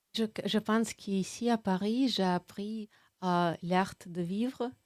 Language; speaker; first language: French; non-native, fluent; Russian